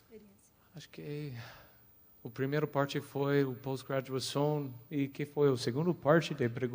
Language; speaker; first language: Portuguese; non-native, fluent; English